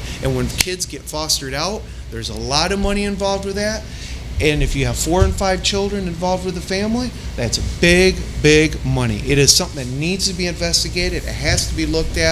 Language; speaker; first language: English; native; English